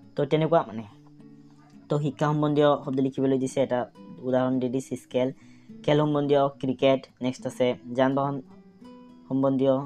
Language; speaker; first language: Assamese; non-native, local second language; Bangla